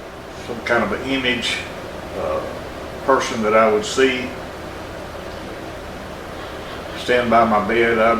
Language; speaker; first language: English; native; English